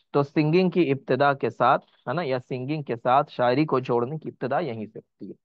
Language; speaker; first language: Hindi; native; Hindi